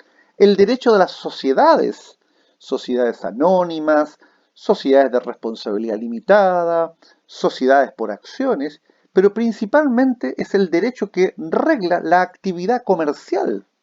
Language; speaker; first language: Spanish; native; Spanish